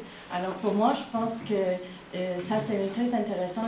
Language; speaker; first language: French; non-native, fluent; English